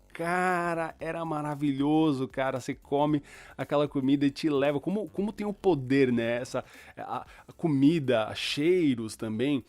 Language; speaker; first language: Portuguese; early bilingual, other home language; Spanish